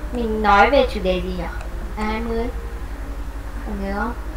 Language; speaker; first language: Vietnamese; native; Vietnamese